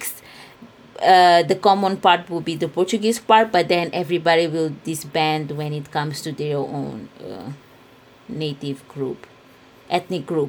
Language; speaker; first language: English; non-native, fluent; Portuguese